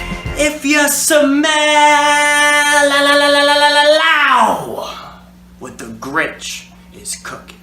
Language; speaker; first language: English; native; English